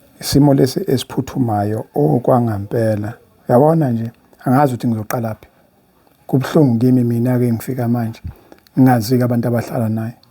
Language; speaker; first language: Zulu; native; Zulu